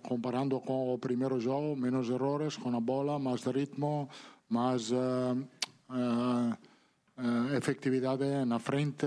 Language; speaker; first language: Portuguese; non-native, learner; Italian